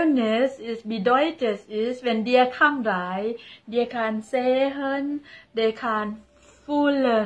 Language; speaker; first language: German; non-native, learner; Thai